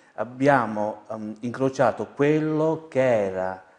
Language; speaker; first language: Italian; native; Italian